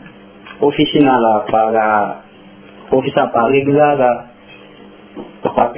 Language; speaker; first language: Spanish; non-native, learner; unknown